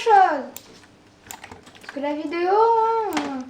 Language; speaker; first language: French; native; French